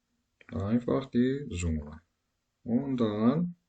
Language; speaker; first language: German; non-native, learner; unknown